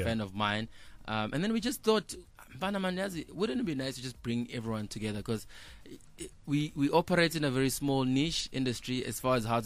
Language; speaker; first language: English; non-native, local second language; Zulu